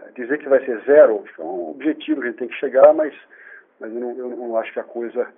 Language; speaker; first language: Portuguese; native; Portuguese